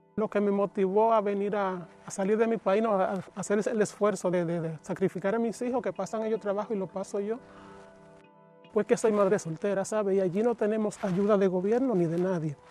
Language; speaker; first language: Spanish; native; Spanish